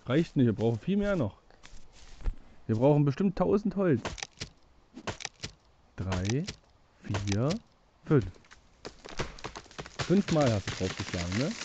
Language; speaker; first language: German; native; German